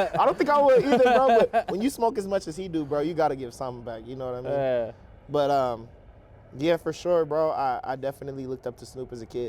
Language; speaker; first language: English; native; English